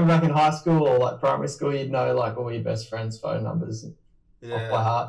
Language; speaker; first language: English; native; English